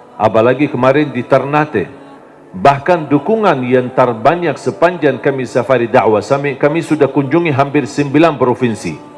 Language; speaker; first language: Indonesian; non-native, fluent; Arabic